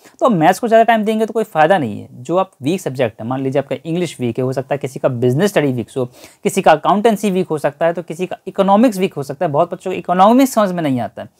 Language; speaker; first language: Hindi; native; Hindi